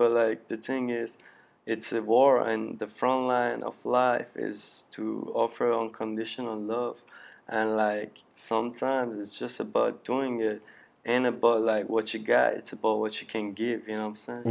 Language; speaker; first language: English; early bilingual, other home language; Persian